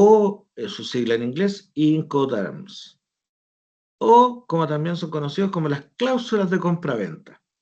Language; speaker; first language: Spanish; native; Spanish